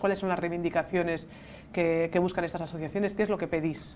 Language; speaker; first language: Spanish; native; Spanish